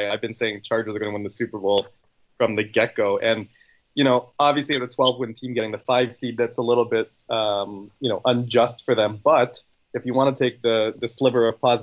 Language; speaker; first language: English; native; English